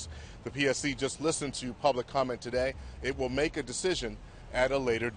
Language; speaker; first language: English; native; English